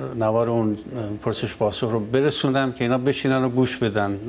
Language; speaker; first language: Persian; native; Persian